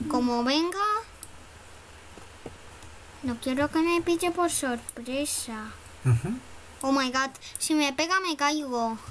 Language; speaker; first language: Spanish; native; Spanish